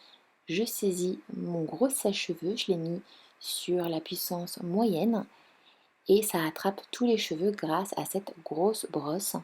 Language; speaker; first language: French; native; French